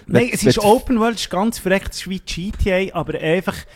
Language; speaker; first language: German; native; German